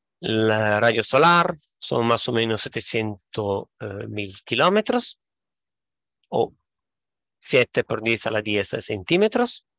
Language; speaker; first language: Spanish; non-native, fluent; Italian